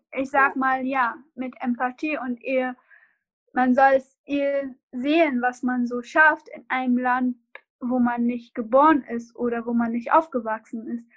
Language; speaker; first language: German; non-native, fluent; Arabic